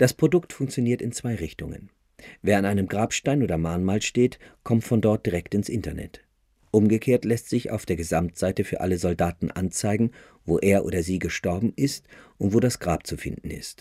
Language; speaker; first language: German; native; German